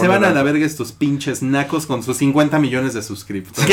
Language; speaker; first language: Spanish; native; Spanish